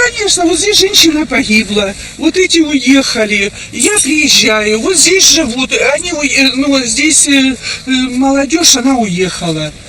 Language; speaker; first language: Russian; native; Russian